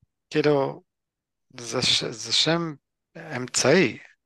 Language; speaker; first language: Hebrew; early bilingual, other home language; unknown